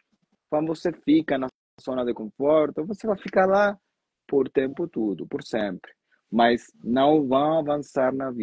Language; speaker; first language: Portuguese; non-native, fluent; Spanish